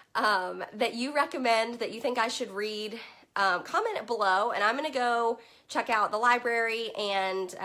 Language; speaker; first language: English; native; English